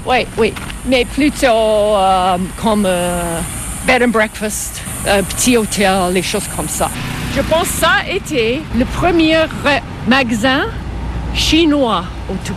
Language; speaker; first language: French; non-native, fluent; English